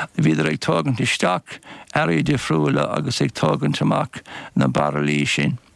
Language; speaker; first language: Irish; native; Irish